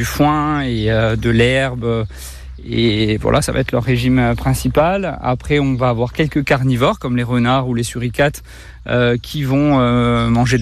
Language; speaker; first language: French; native; French